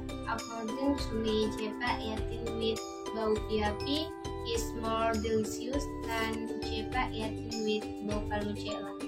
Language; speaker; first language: English; non-native, learner; Indonesian